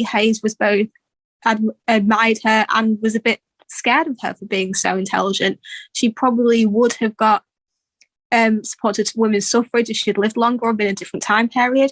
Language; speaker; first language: English; native; English